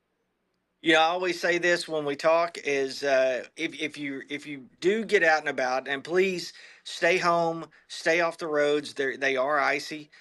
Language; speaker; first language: English; native; English